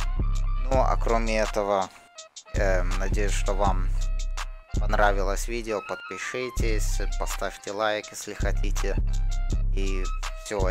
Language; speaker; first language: Russian; early bilingual, heritage; Russian